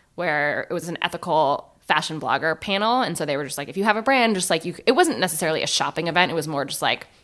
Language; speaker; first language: English; native; English